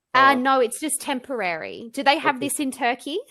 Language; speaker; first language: English; native; English